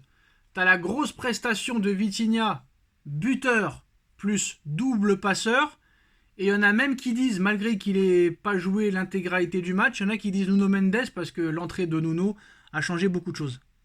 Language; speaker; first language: French; native; French